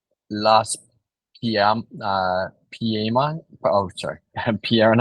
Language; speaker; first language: Spanish; non-native, learner; English